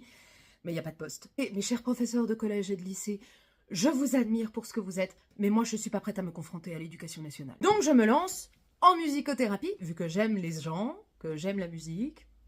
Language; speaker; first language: French; native; French